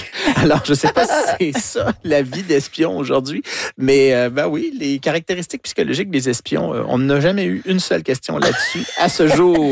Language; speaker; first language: French; native; French